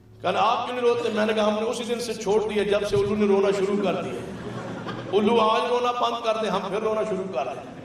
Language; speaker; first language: Urdu; non-native, local second language; Punjabi